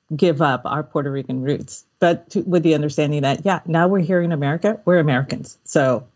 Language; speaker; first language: English; early bilingual, other home language; Spanish